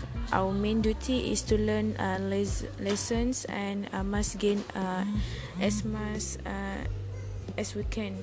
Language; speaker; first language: English; non-native, learner; Malay